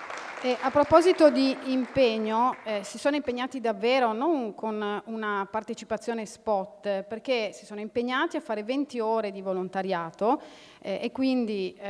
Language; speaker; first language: Italian; native; Italian